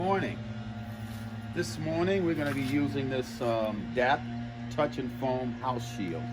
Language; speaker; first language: English; native; English